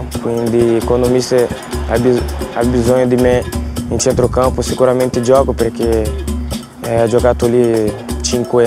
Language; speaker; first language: Italian; non-native, fluent; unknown